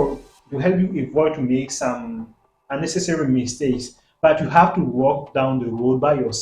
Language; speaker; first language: English; non-native, fluent; French